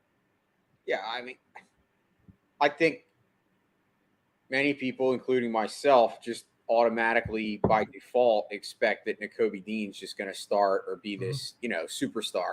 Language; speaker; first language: English; native; English